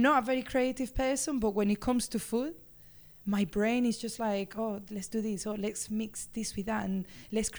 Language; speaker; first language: English; non-native, fluent; Spanish